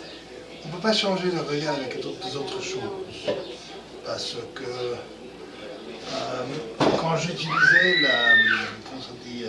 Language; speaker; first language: French; non-native, fluent; Spanish